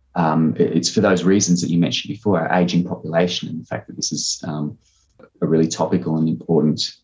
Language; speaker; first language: English; native; English